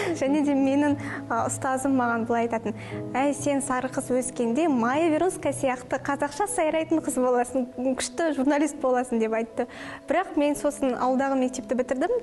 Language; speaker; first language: Kazakh; non-native, local second language; Russian